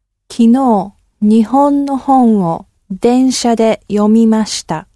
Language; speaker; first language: Japanese; non-native, learner; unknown